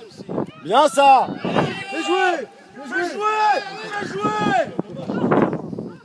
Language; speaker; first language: French; native; French